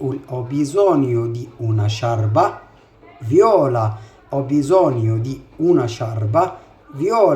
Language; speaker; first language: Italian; non-native, fluent; Arabic